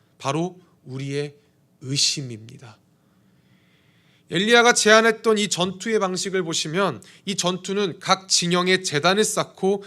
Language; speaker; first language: Korean; native; Korean